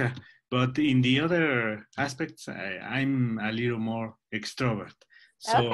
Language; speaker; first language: English; non-native, learner; Spanish